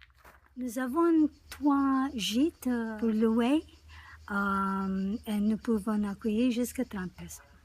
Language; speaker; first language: French; non-native, learner; English